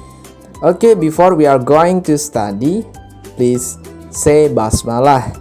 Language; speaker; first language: English; non-native, learner; Indonesian